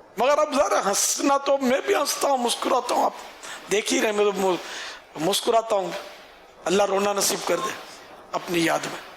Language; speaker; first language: Urdu; non-native, local second language; Memoni